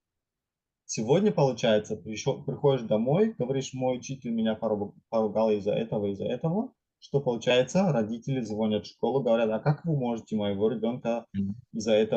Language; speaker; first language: Russian; non-native, fluent; German